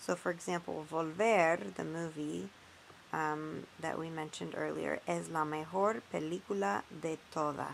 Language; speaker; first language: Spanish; non-native, fluent; English